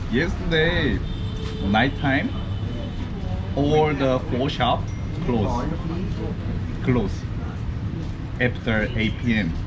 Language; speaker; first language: English; non-native, learner; Korean